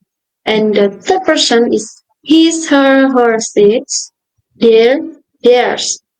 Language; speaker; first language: English; non-native, local second language; Indonesian